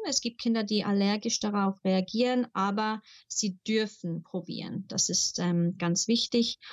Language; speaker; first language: German; early bilingual, heritage; German